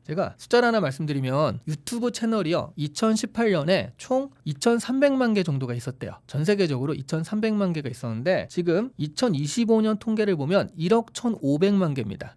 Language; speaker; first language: Korean; native; Korean